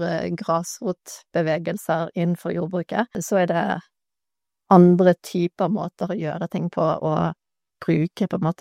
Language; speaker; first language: Norwegian; native; Norwegian